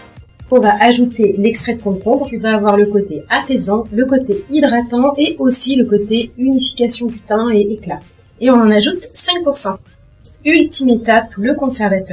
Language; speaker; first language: French; native; French